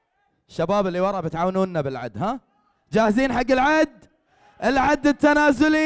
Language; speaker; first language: Arabic; native; Arabic